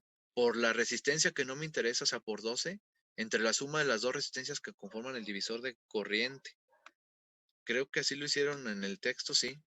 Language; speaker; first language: Spanish; native; Spanish